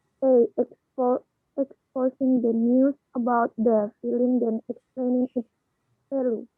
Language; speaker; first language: English; non-native, learner; Indonesian